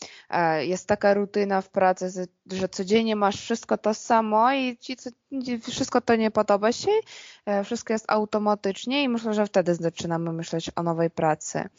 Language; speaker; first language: Polish; non-native, fluent; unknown